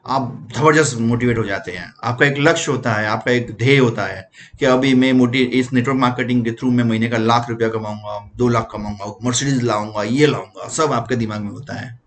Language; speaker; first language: Hindi; non-native, local second language; Gujarati